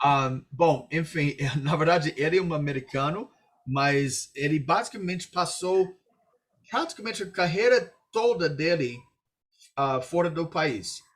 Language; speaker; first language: Portuguese; non-native, fluent; English